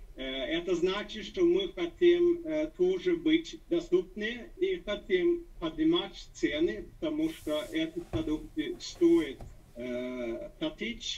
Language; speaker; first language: Russian; non-native, fluent; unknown